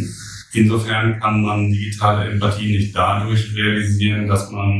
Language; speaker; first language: German; native; German